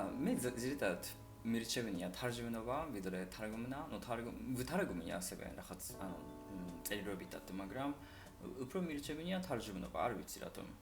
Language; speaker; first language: Georgian; non-native, fluent; Japanese